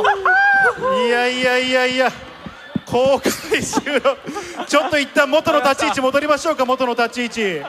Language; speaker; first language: Japanese; native; Japanese